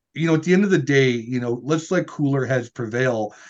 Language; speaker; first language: English; native; English